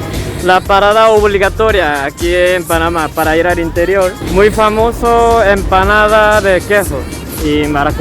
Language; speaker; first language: Spanish; non-native, learner; Korean